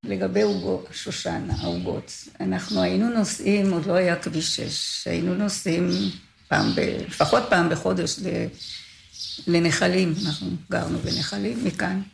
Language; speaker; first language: Hebrew; native; Hebrew